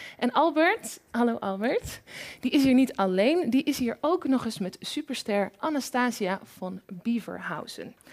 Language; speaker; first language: Dutch; native; Dutch